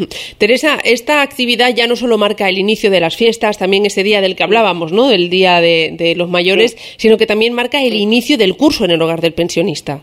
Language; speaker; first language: Spanish; native; Spanish